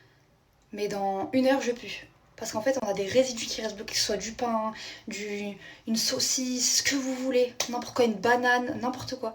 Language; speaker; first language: French; native; French